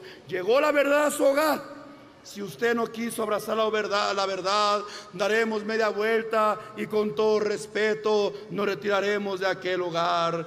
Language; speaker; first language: Spanish; native; Spanish